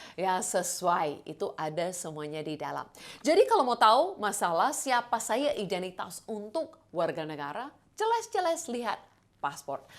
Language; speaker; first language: Indonesian; non-native, fluent; English